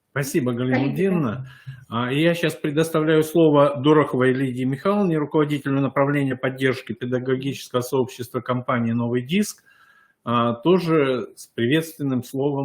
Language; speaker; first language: Russian; native; Russian